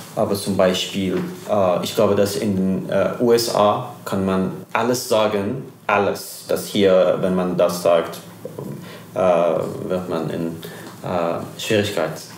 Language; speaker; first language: German; non-native, learner; Persian